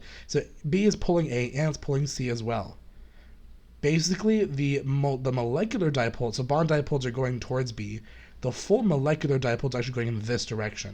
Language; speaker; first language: English; native; English